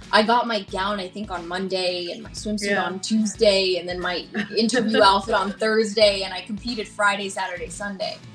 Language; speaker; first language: English; early bilingual, other home language; Gujarati